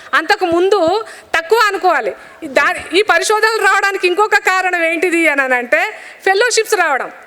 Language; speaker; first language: Telugu; non-native, local second language; Lambadi